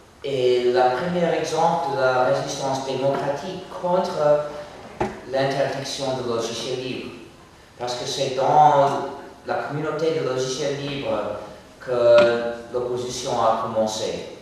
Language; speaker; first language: French; non-native, fluent; English